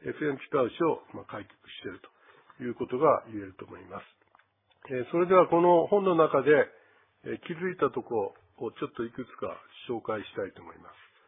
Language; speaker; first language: Japanese; native; Japanese